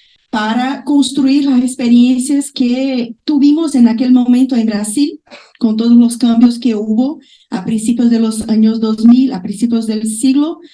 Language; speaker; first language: Spanish; non-native, fluent; Portuguese